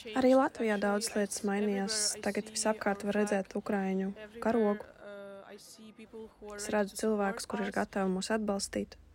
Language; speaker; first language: Latvian; non-native, fluent; Russian